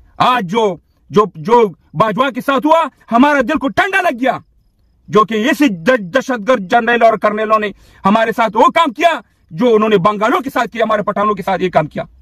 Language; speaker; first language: Urdu; non-native, local second language; Pashto